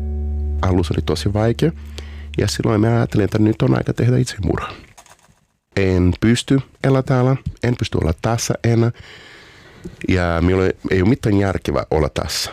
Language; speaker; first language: Finnish; non-native, learner; Portuguese